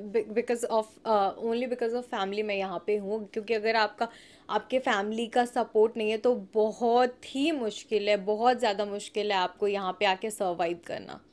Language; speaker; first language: Hindi; native; Hindi